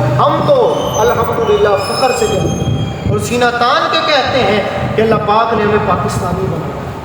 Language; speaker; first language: Urdu; non-native, local second language; Punjabi